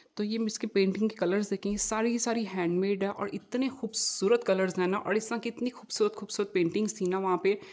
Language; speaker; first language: Urdu; non-native, local second language; Punjabi